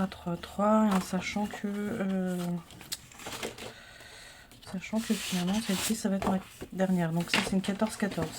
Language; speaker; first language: French; native; French